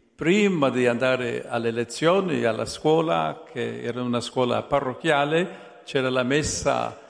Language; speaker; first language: Italian; non-native, fluent; English